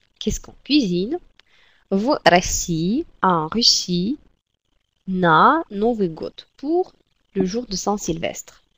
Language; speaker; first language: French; non-native, fluent; Russian